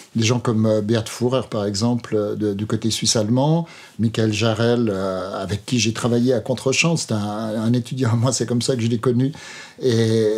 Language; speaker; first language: French; native; French